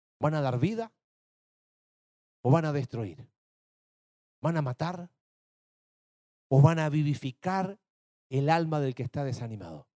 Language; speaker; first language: Spanish; native; Spanish